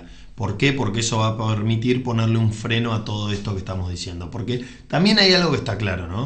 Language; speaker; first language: Spanish; native; Spanish